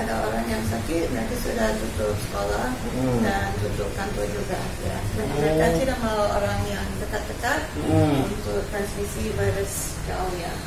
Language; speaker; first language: Indonesian; non-native, fluent; English